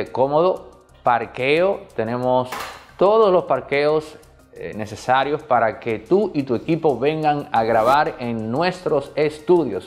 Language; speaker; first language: Spanish; native; Spanish